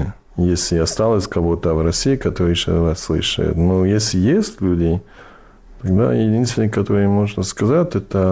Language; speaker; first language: Russian; non-native, fluent; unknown